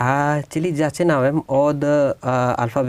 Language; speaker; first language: Polish; non-native, fluent; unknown